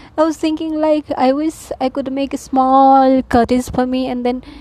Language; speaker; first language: English; non-native, learner; Nepali